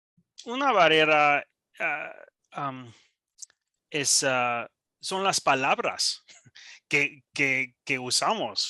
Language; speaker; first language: Spanish; non-native, learner; English